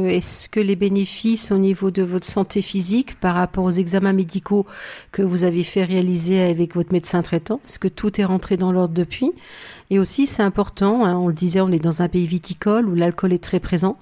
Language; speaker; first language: French; native; French